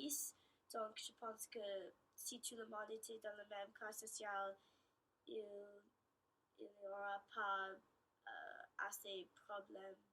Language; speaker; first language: French; non-native, learner; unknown